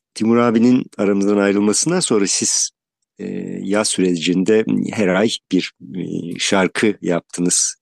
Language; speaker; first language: Turkish; native; Turkish